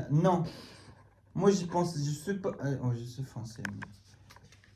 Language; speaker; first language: French; non-native, learner; Tibetan